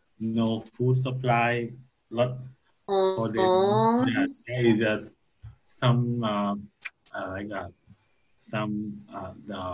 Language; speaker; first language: English; non-native, learner; Thai